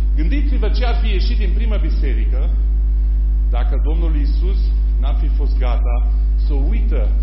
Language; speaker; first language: Romanian; non-native, fluent; German